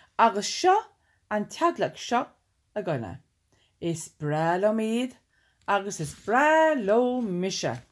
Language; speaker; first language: Irish; non-native, local second language; English